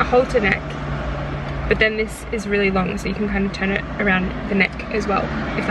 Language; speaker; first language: English; native; English